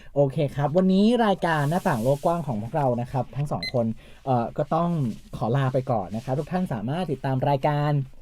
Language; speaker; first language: Thai; native; Thai